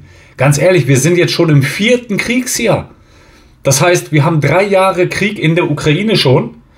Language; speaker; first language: German; native; German